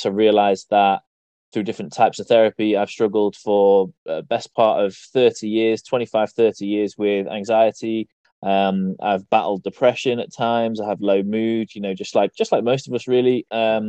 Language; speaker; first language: English; native; English